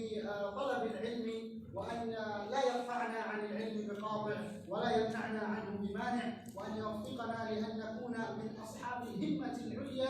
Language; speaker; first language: Arabic; native; Arabic